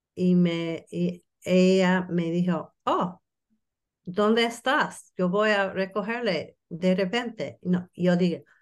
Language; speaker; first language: Spanish; non-native, learner; English